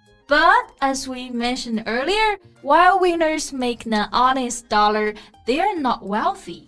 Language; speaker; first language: English; non-native, fluent; Chinese